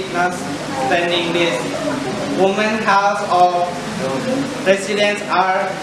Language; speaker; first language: English; non-native, learner; Indonesian